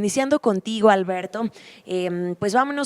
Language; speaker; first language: Spanish; native; Spanish